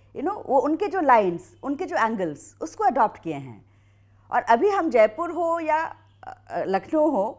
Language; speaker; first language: Hindi; native; Hindi